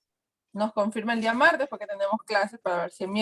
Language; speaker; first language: Spanish; native; Spanish